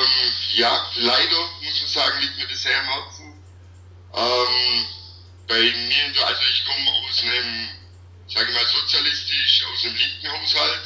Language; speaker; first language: German; native; German